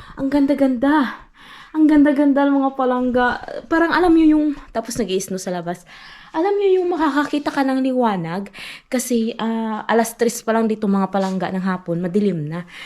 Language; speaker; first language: Filipino; non-native, local second language; Cebuano